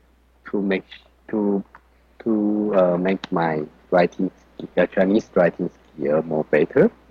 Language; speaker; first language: English; non-native, learner; Chinese